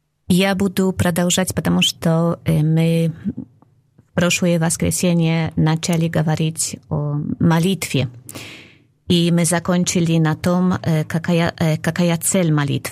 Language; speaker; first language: Russian; non-native, fluent; Polish